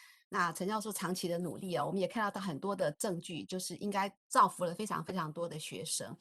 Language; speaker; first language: Chinese; native; Chinese